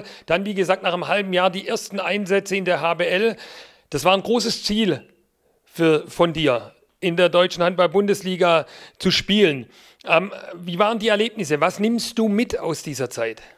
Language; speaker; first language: German; native; German